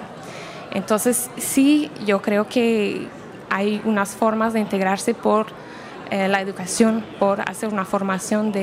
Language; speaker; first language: Spanish; non-native, fluent; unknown